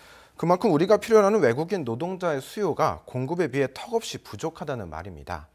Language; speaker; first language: Korean; native; Korean